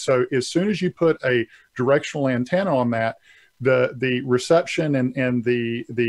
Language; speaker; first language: English; native; English